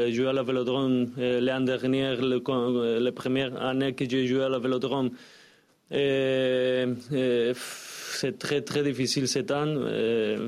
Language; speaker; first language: French; non-native, learner; Spanish